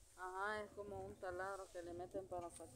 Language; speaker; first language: Spanish; native; Spanish